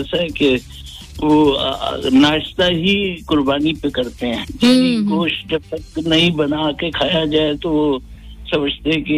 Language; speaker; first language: Urdu; native; Urdu